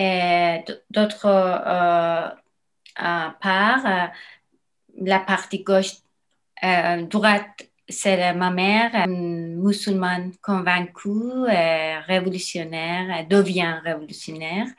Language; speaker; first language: French; non-native, learner; Persian